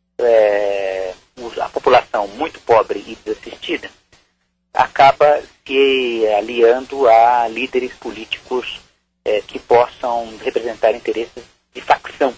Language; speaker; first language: Portuguese; native; Portuguese